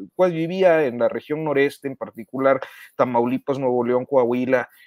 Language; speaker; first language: Spanish; native; Spanish